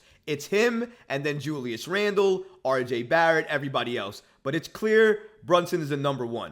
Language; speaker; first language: English; native; English